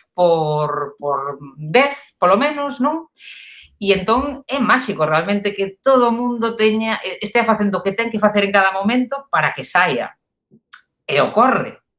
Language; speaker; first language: Galician; native; Galician